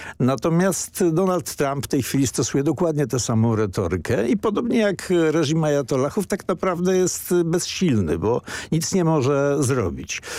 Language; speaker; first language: Polish; native; Polish